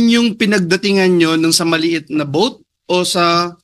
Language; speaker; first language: Filipino; native; Filipino